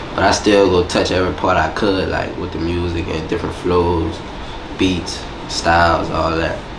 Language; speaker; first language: English; native; English